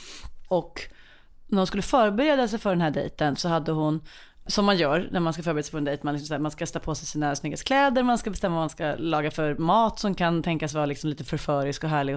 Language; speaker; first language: Swedish; native; Swedish